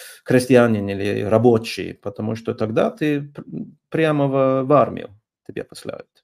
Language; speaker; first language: Russian; non-native, fluent; Norwegian